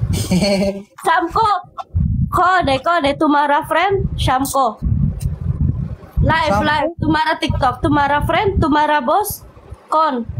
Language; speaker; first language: Hindi; non-native, learner; Pashto